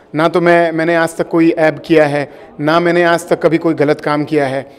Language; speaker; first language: Hindi; native; Hindi